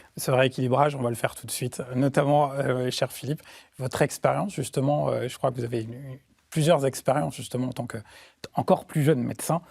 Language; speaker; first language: French; native; French